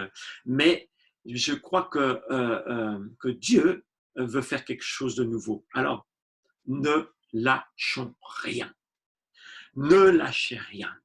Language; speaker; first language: French; native; French